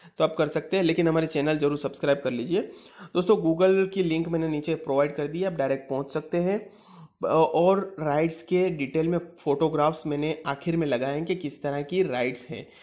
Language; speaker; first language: Hindi; non-native, local second language; Gujarati